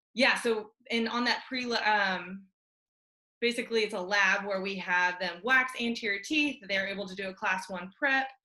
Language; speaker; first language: English; native; English